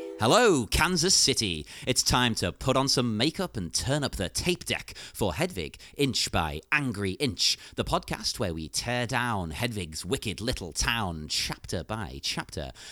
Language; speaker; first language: English; native; English